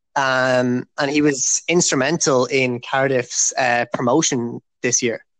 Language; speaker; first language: English; native; English